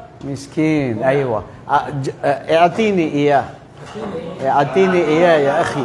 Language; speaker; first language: Arabic; non-native, fluent; Filipino